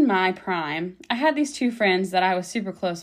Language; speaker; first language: English; native; English